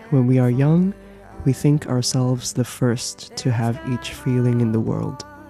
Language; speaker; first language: English; non-native, local second language; Cantonese